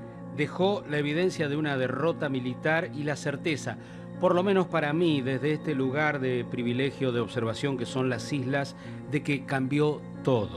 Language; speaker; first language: Spanish; native; Spanish